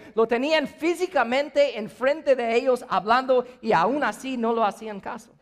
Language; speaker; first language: Spanish; non-native, fluent; English